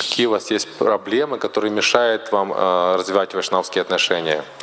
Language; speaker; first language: Russian; native; Russian